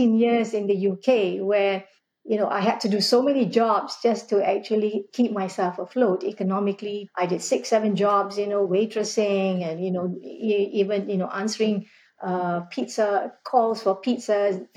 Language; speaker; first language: English; non-native, local second language; Malay